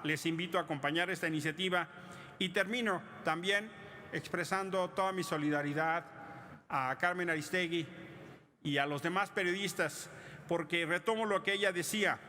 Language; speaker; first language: Spanish; native; Spanish